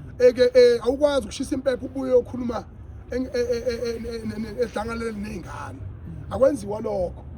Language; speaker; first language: Zulu; native; Zulu